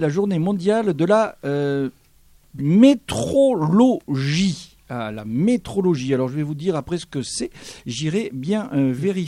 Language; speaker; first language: French; native; French